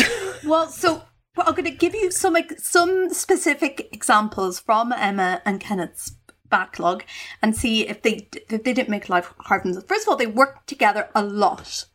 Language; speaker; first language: English; native; English